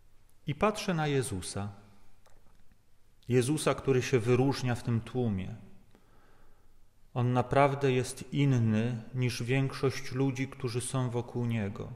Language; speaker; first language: Polish; native; Polish